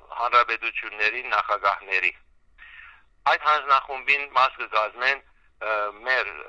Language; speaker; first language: Armenian; early bilingual, heritage; Armenian